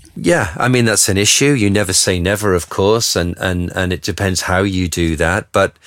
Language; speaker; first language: English; native; English